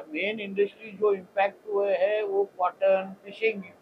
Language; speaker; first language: Hindi; non-native, local second language; Marathi